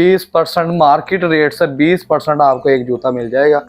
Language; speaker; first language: Urdu; non-native, local second language; Punjabi